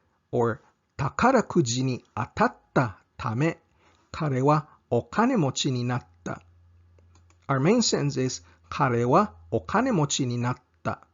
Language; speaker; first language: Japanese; non-native, fluent; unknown